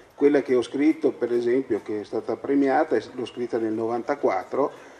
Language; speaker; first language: Italian; native; Italian